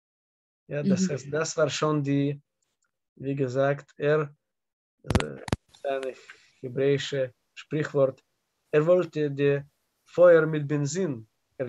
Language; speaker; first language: German; non-native, learner; Russian